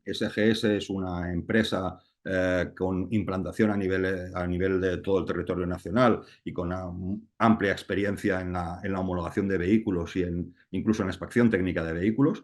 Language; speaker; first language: Spanish; native; Spanish